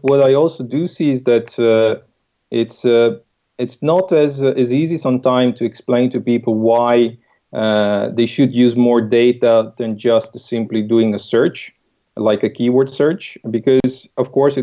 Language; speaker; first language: English; non-native, fluent; Italian